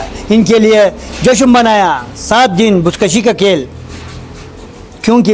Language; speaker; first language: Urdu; non-native, fluent; Persian